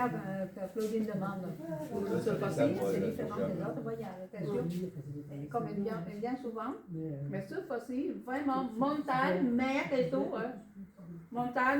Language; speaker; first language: French; non-native, learner; Vietnamese